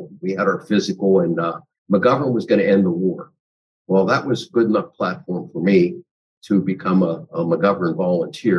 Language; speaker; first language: English; native; English